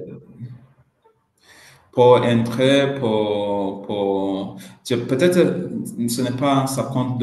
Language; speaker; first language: French; non-native, learner; Swahili